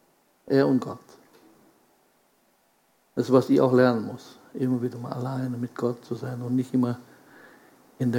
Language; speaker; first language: German; non-native, fluent; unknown